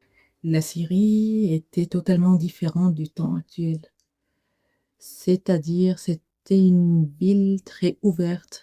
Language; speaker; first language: French; non-native, learner; Arabic